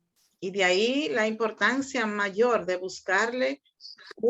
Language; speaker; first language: Spanish; native; Spanish